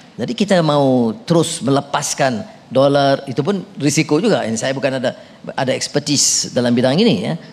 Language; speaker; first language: Malay; native; Malay